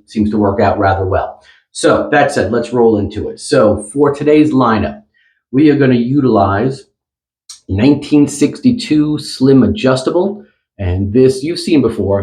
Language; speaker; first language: English; native; English